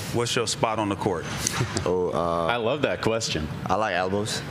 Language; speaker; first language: English; native; English